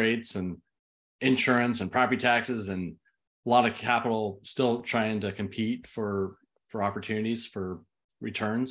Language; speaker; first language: English; native; English